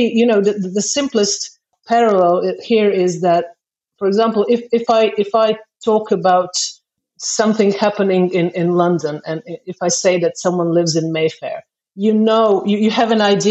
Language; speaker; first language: English; non-native, fluent; Croatian